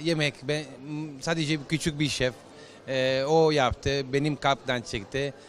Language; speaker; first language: Turkish; non-native, learner; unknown